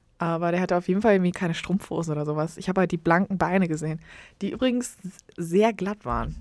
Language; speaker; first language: German; native; German